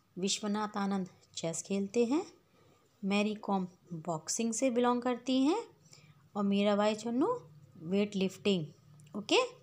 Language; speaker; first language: Hindi; native; Hindi